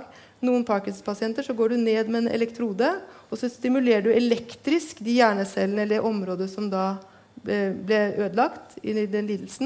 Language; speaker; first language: Norwegian; native; Norwegian